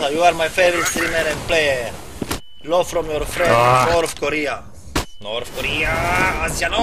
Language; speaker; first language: English; non-native, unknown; Polish